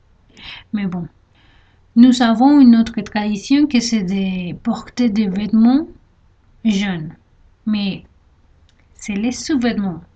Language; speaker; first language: French; non-native, learner; Spanish